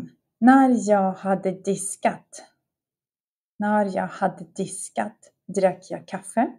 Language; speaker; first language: Swedish; non-native, fluent; Russian